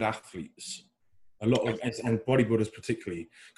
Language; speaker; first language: English; native; English